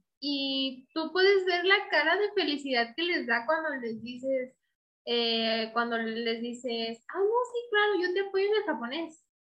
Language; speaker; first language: Spanish; native; Spanish